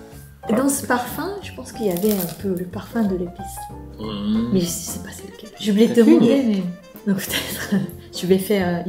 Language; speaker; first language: French; non-native, learner; Japanese